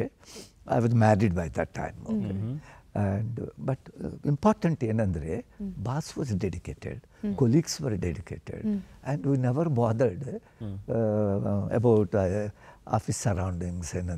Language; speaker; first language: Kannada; non-native, fluent; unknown